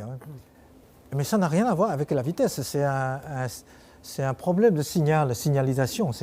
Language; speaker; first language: French; non-native, fluent; Chinese